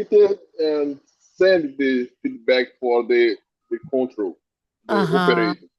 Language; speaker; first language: English; non-native, learner; Portuguese